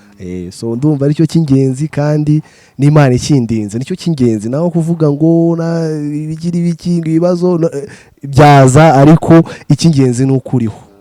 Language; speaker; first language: Kinyarwanda; early bilingual, other home language; Rundi